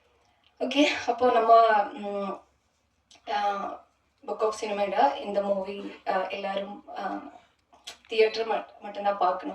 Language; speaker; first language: Tamil; non-native, learner; Malayalam